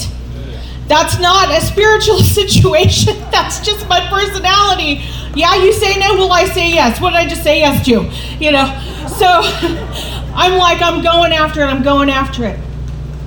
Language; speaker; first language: English; native; English